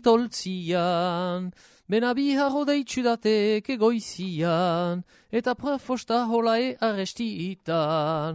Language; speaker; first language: Basque; native; Basque